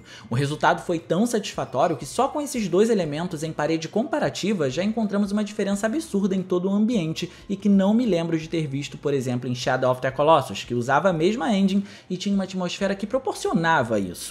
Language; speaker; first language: Portuguese; native; Portuguese